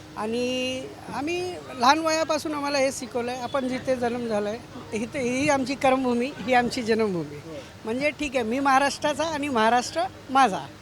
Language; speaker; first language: Marathi; non-native, local second language; Hindi